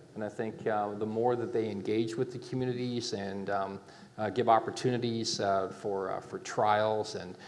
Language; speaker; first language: English; native; English